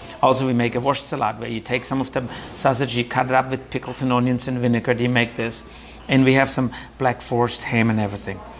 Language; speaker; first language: English; non-native, fluent; German